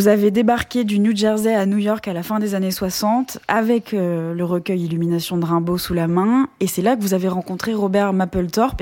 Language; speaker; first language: French; native; French